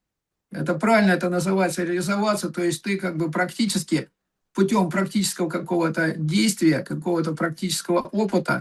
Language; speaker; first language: Russian; native; Russian